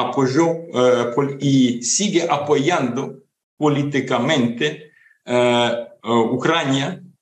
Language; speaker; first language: Spanish; non-native, fluent; Ukrainian